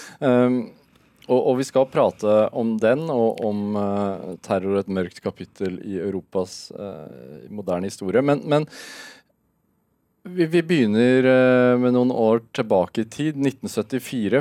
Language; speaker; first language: Norwegian; native; Norwegian